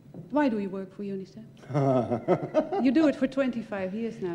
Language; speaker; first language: English; non-native, fluent; Dutch